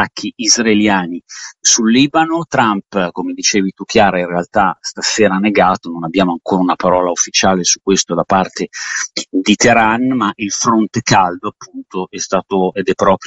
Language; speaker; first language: Italian; native; Italian